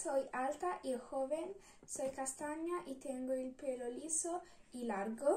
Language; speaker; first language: Spanish; non-native, learner; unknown